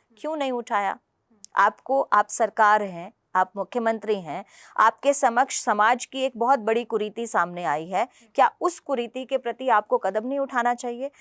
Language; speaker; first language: Hindi; non-native, local second language; Punjabi